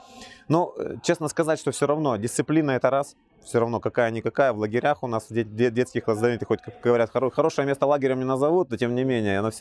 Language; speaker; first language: Russian; native; Russian